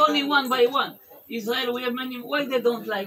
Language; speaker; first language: English; non-native, learner; Hebrew